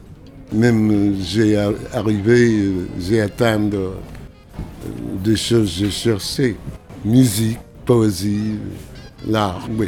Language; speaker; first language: French; non-native, fluent; English